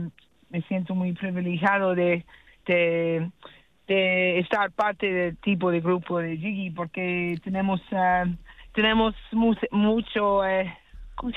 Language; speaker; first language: Spanish; non-native, learner; English